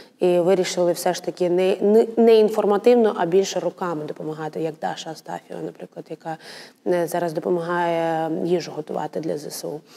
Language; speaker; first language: Ukrainian; non-native, local second language; Russian